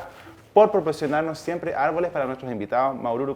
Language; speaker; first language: Spanish; native; Spanish